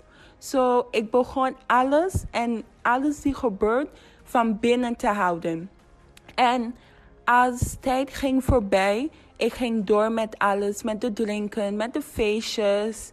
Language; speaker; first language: Dutch; non-native, fluent; English